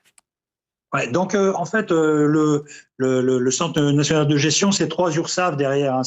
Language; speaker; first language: French; native; French